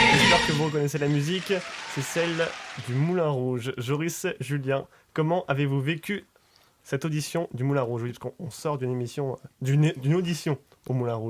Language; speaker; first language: French; native; French